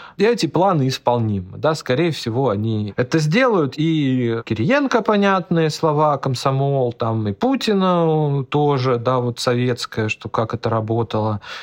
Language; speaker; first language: Russian; native; Russian